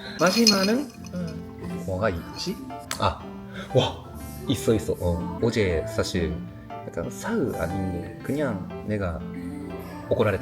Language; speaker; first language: Korean; non-native, learner; Japanese